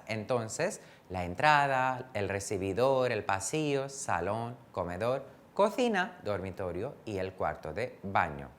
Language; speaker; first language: Spanish; non-native, fluent; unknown